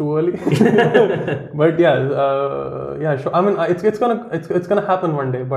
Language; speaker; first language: English; non-native, local second language; Kashmiri